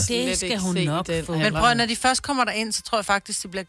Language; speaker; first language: Danish; native; Danish